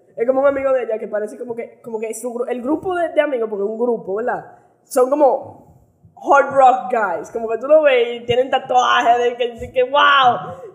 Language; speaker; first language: Spanish; early bilingual, heritage; Spanish